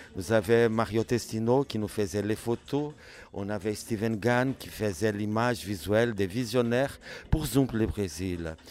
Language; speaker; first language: French; non-native, fluent; Portuguese